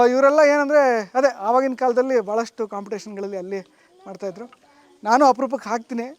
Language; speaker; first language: Kannada; non-native, local second language; Lambadi